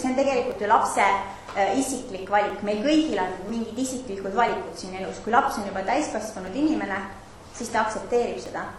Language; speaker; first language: Estonian; non-native, fluent; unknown